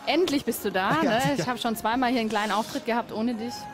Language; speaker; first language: German; native; German